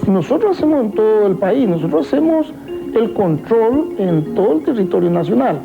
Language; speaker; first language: Spanish; native; Spanish